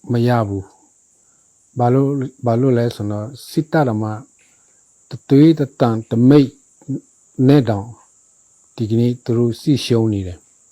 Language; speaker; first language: Burmese; non-native, local second language; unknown